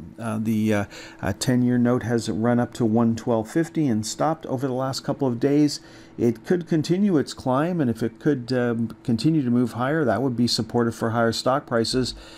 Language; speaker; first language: English; native; English